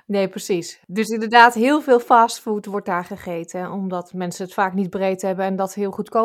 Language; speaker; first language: Dutch; native; Dutch